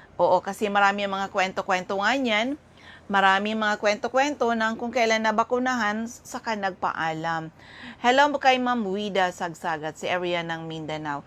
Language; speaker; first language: Filipino; non-native, local second language; Bikol